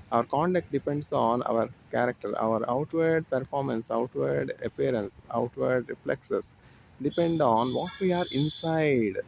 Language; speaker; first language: English; non-native, local second language; Telugu